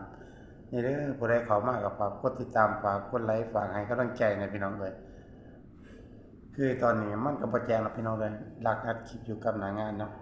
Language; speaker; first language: Thai; non-native, local second language; Northeastern Thai